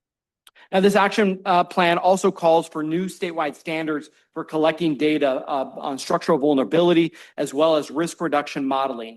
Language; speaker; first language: English; native; English